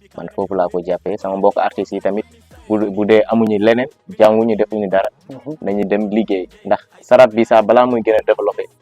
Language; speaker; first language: Wolof; non-native, local second language; Fula